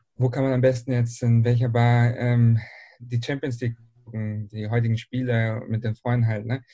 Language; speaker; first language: German; native; German